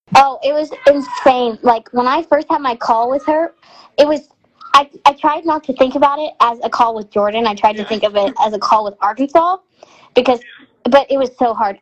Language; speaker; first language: English; native; English